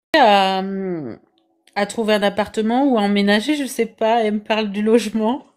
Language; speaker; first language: French; native; French